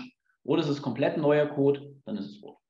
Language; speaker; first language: German; native; German